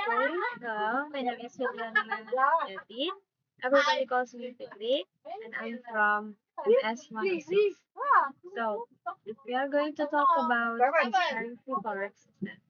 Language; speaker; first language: English; non-native, learner; Indonesian